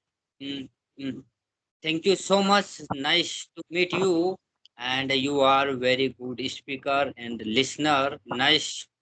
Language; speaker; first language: English; non-native, learner; Hindi